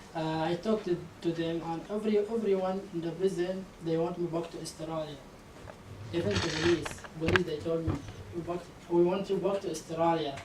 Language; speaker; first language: English; non-native, learner; Arabic